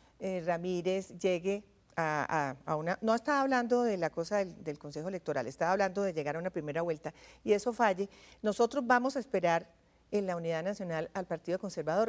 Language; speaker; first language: Spanish; native; Spanish